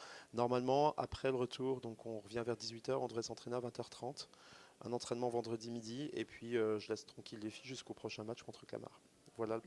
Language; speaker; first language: French; native; French